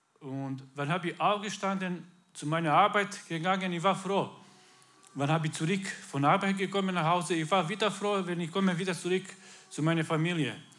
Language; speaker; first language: German; non-native, learner; Croatian